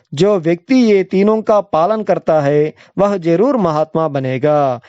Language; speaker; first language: Hindi; non-native, local second language; Telugu